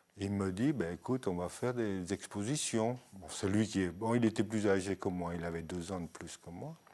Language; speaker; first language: French; early bilingual, other home language; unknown